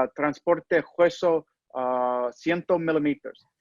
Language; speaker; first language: Spanish; non-native, learner; English